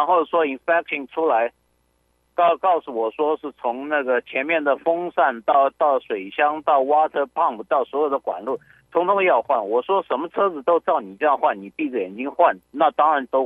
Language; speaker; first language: Chinese; native; Chinese